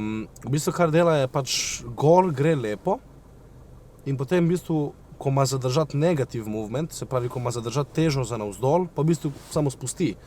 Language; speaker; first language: Slovenian; native; Slovenian